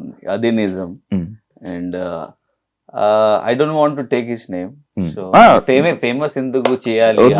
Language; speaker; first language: Telugu; non-native, learner; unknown